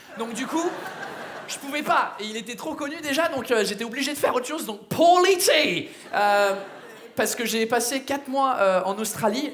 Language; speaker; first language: French; non-native, fluent; English